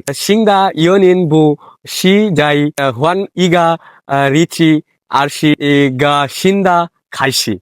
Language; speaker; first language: Chinese; non-native, learner; Bangla